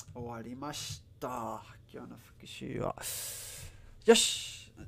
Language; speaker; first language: Japanese; non-native, fluent; Spanish